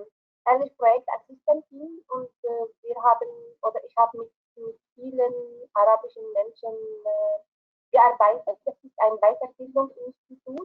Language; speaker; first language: German; non-native, learner; Arabic